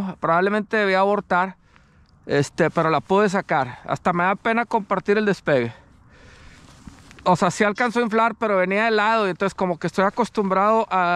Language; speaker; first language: Spanish; native; Spanish